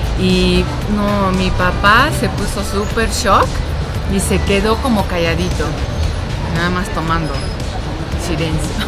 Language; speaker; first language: Spanish; non-native, fluent; Japanese